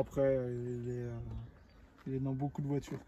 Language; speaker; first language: French; native; French